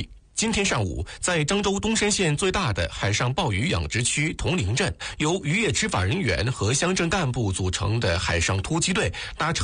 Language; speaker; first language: Chinese; native; Chinese